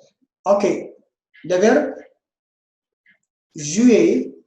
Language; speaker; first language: French; non-native, fluent; Amharic